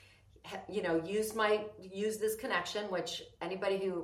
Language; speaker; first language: English; early bilingual, other home language; Greek